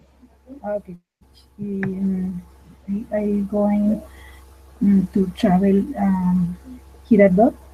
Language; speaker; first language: English; non-native, learner; Spanish